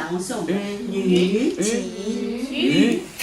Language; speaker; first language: French; non-native, fluent; Chinese